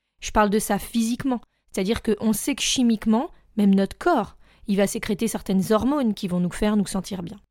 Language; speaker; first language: French; native; French